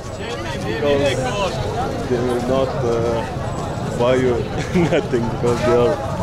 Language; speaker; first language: English; non-native, learner; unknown